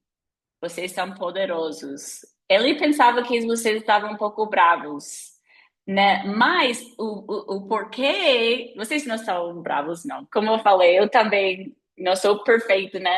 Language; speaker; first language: Portuguese; non-native, fluent; English